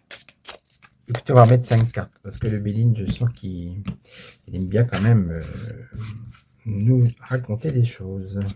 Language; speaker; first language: French; native; French